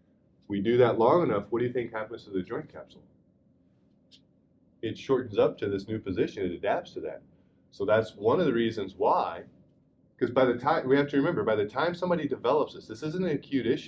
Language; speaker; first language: English; native; English